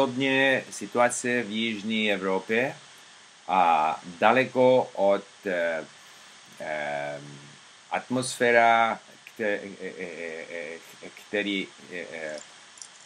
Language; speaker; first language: Czech; non-native, learner; English